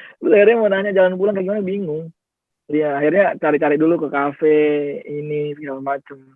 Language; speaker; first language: Indonesian; native; Indonesian